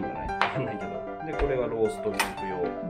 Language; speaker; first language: Japanese; native; Japanese